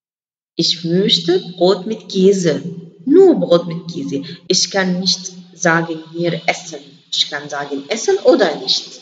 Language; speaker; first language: German; non-native, learner; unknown